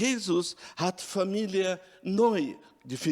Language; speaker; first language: German; non-native, fluent; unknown